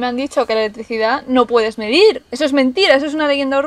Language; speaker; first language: Spanish; native; Spanish